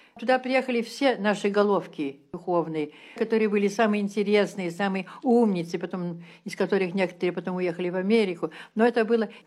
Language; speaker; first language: Russian; early bilingual, heritage; Russian